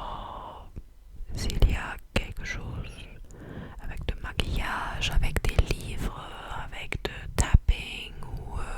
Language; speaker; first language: French; non-native, learner; English